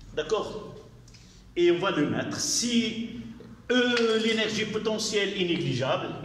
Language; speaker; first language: French; non-native, local second language; Arabic